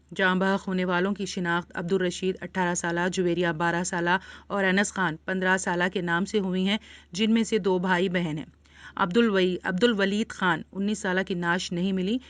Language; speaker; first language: Urdu; native; Urdu